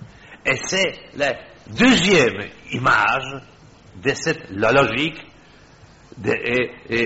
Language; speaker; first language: French; non-native, fluent; Polish